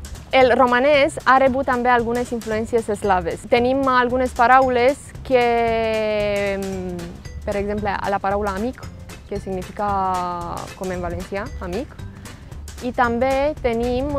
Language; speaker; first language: Catalan; non-native, fluent; Romanian